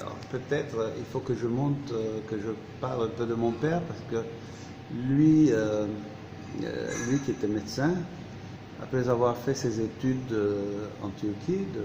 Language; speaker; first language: French; non-native, fluent; Turkish